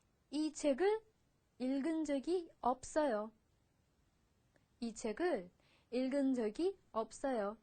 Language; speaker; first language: Korean; non-native, fluent; Russian